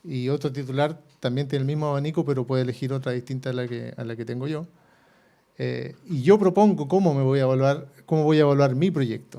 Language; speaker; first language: Spanish; native; Spanish